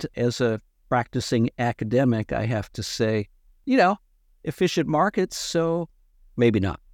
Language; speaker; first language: English; native; English